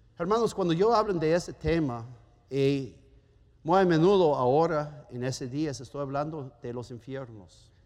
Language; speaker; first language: Spanish; non-native, fluent; German